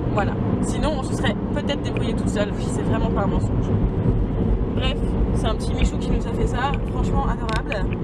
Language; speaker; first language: French; native; French